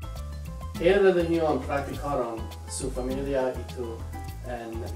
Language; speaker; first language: Spanish; non-native, learner; English